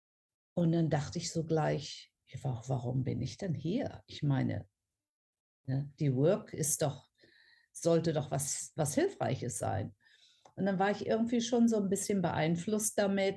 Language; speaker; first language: German; non-native, fluent; English